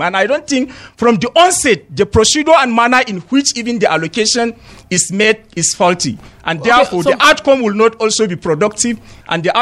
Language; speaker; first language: English; non-native, local second language; Hausa